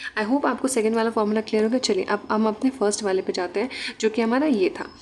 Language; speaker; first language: Hindi; non-native, local second language; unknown